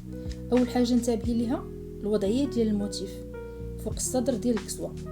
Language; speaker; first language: Arabic; native; Arabic